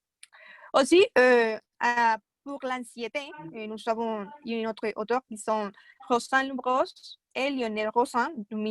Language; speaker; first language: French; non-native, fluent; Spanish